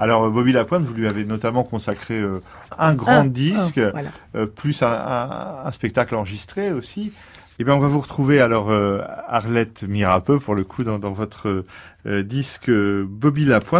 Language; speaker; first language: French; native; French